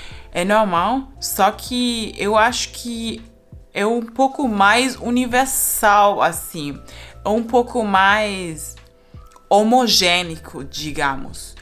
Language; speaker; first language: Portuguese; non-native, fluent; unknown